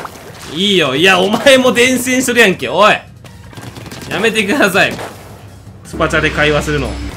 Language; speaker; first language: Japanese; native; Japanese